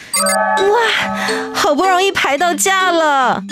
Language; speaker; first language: Chinese; native; Chinese